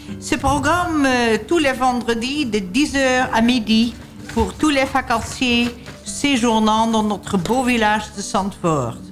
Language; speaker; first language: French; non-native, learner; Dutch